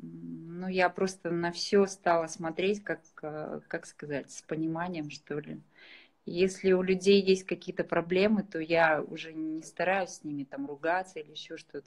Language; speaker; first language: Russian; native; Russian